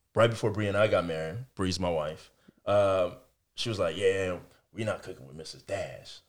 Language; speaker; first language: English; early bilingual, other home language; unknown